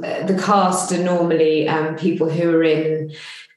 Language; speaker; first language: English; native; English